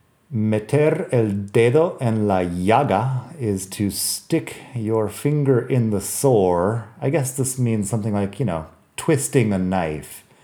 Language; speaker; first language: English; native; English